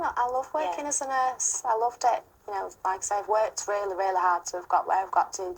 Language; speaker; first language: English; native; English